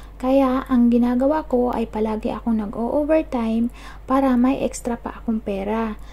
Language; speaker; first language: Filipino; non-native, local second language; Cebuano